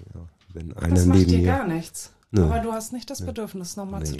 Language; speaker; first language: German; native; German